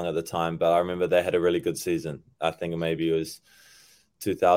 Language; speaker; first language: English; native; English